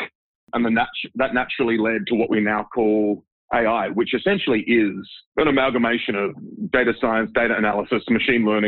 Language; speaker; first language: English; native; English